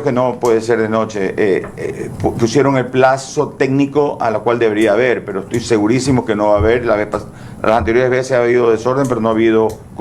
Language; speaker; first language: Spanish; native; Spanish